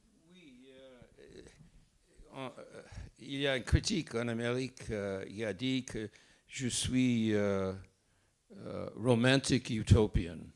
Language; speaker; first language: French; non-native, fluent; English